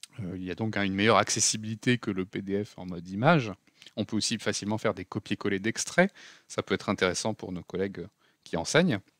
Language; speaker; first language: French; native; French